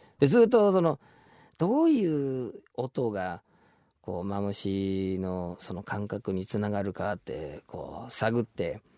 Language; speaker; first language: Japanese; non-native, fluent; English